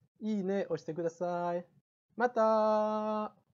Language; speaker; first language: Japanese; non-native, fluent; French